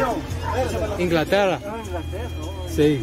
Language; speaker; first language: Spanish; non-native, learner; English